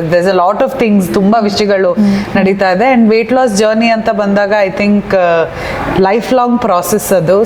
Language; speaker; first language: Kannada; native; Kannada